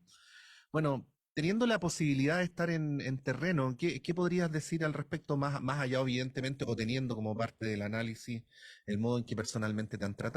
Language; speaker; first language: Spanish; native; Spanish